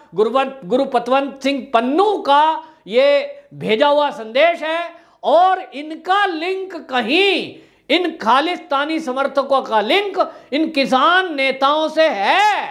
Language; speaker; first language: Hindi; native; Hindi